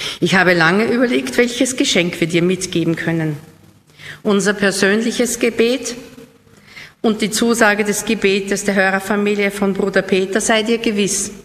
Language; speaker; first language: German; native; German